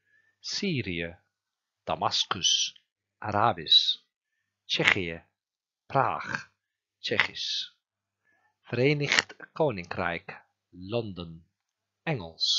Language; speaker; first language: Dutch; non-native, fluent; Turkish